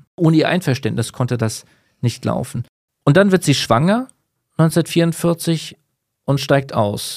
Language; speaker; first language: German; native; German